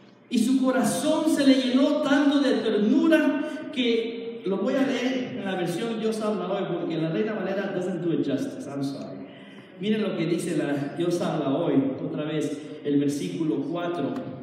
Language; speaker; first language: Spanish; early bilingual, heritage; Spanish